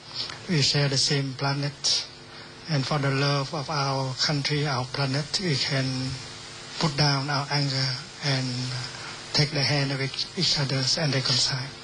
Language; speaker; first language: English; non-native, fluent; Vietnamese